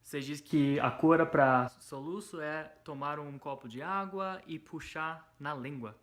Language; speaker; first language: Portuguese; non-native, fluent; English